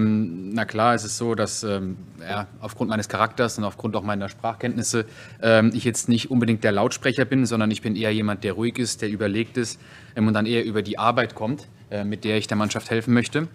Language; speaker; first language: German; native; German